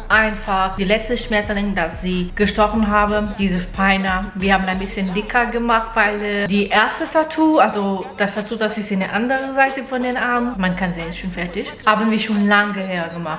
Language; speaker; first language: German; non-native, fluent; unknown